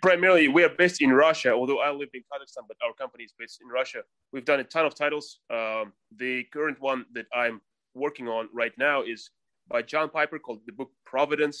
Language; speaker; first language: English; non-native, fluent; Russian